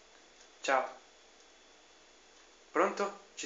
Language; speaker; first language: Italian; non-native, fluent; Spanish